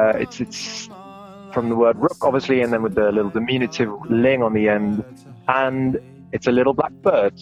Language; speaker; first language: English; native; English